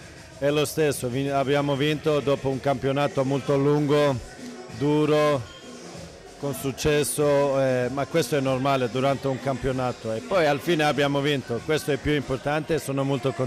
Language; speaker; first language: Italian; non-native, fluent; Swedish